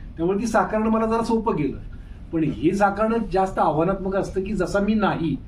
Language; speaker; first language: Marathi; native; Marathi